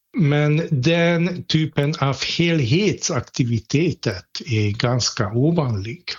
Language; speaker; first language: Swedish; non-native, fluent; Hungarian